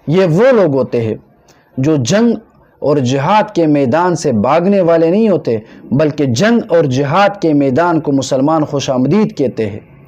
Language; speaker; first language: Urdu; non-native, local second language; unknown